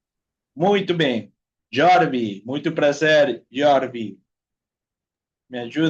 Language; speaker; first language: Portuguese; non-native, fluent; Spanish